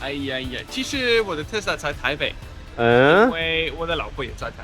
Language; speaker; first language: Chinese; non-native, fluent; Swedish